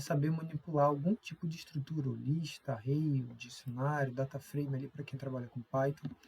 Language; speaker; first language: Portuguese; native; Portuguese